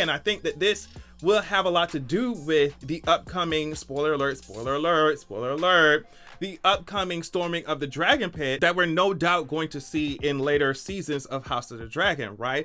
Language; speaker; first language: English; native; English